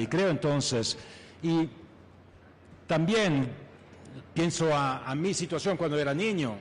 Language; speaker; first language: Spanish; non-native, fluent; Italian